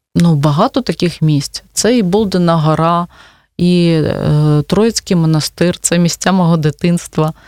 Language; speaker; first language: Ukrainian; non-native, local second language; Russian